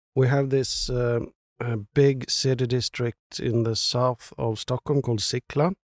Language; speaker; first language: English; non-native, fluent; Swedish